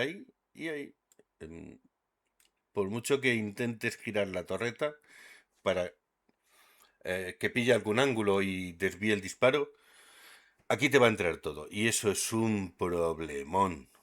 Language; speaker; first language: Spanish; native; Spanish